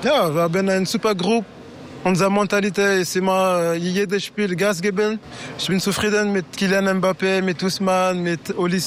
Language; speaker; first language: German; non-native, fluent; French